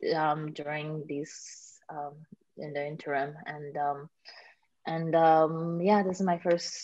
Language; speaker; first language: English; native; English